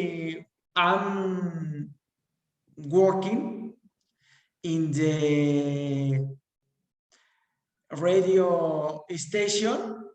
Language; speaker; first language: English; non-native, learner; Spanish